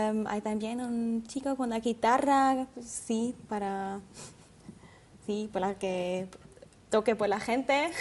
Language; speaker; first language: Spanish; non-native, learner; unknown